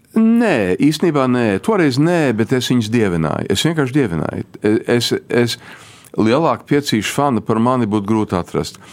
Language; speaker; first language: Latvian; early bilingual, heritage; Latvian